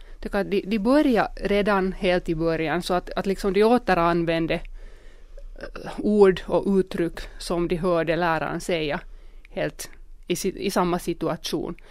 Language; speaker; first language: Swedish; non-native, local second language; Finnish